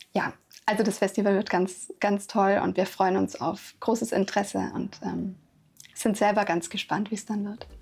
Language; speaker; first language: German; native; German